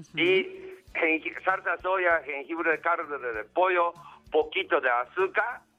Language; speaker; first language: Spanish; non-native, learner; Japanese